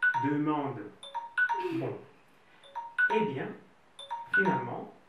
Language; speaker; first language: French; non-native, fluent; Russian